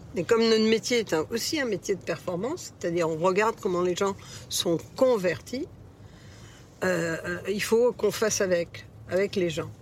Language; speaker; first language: French; early bilingual, other home language; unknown